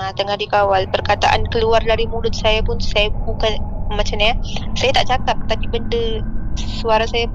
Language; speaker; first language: Malay; native; Malay